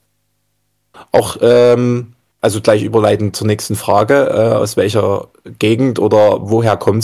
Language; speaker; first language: German; native; German